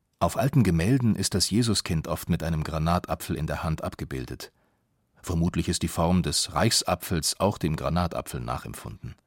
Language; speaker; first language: German; native; German